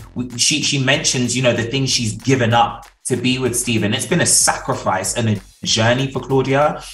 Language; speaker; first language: English; native; English